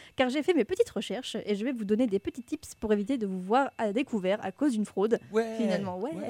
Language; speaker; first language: French; native; French